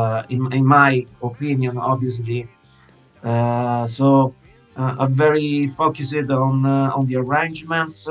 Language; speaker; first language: English; non-native, fluent; Italian